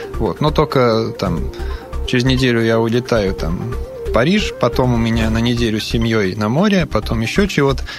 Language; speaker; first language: Russian; non-native, fluent; Serbian